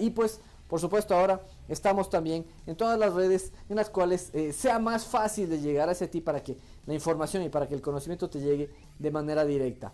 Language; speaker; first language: Spanish; native; Spanish